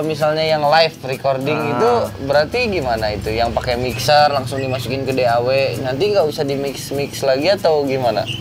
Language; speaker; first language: Indonesian; native; Indonesian